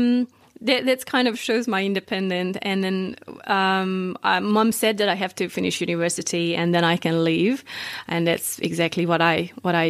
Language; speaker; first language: English; non-native, fluent; Hungarian